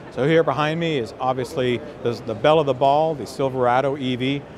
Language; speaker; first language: English; native; English